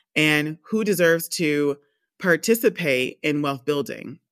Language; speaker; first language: English; native; English